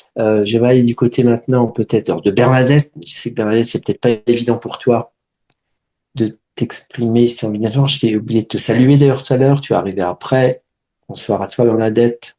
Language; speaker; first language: French; native; French